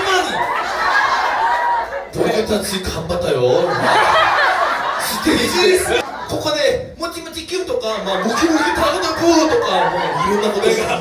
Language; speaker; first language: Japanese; non-native, learner; Korean